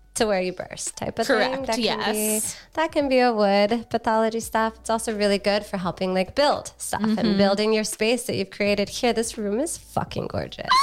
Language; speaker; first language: English; native; English